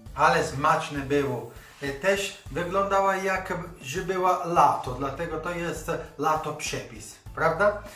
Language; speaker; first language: Polish; non-native, learner; Italian